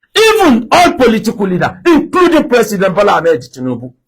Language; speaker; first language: English; non-native, local second language; Yoruba